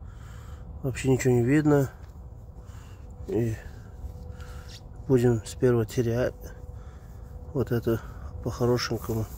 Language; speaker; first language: Russian; non-native, fluent; Uzbek